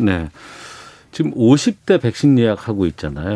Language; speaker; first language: Korean; native; Korean